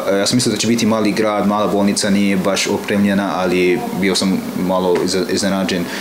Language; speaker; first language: Serbian; non-native, fluent; Arabic